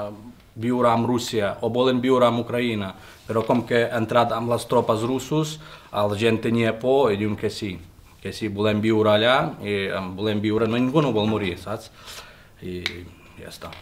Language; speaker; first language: Catalan; non-native, learner; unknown